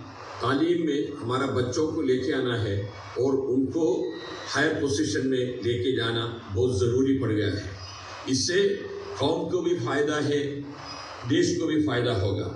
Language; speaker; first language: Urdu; non-native, local second language; Malayalam